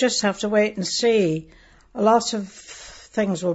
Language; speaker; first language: English; non-native, local second language; Welsh